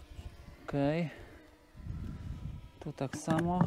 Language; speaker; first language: Polish; native; Polish